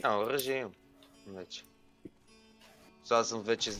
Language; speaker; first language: Bulgarian; native; Bulgarian